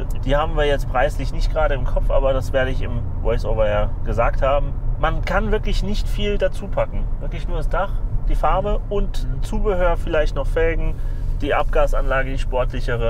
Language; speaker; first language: German; native; German